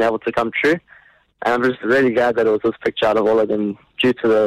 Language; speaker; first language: English; native; English